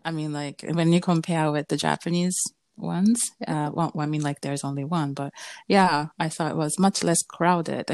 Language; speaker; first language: English; non-native, fluent; Japanese